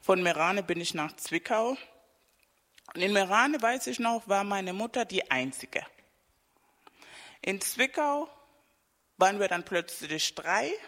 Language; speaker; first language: German; non-native, fluent; Spanish